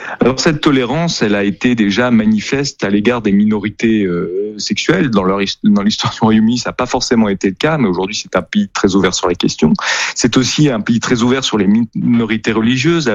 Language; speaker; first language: French; native; French